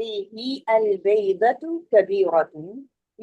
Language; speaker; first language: Arabic; non-native, learner; Urdu